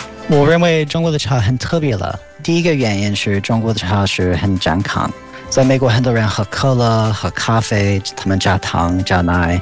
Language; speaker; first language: Chinese; non-native, fluent; English